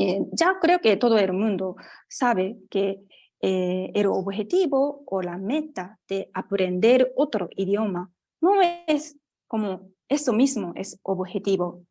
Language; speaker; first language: Spanish; non-native, fluent; Japanese